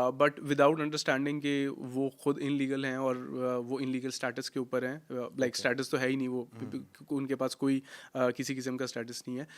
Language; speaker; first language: Hindi; non-native, local second language; Punjabi